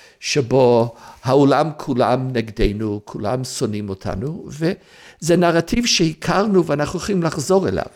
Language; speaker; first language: Hebrew; non-native, fluent; English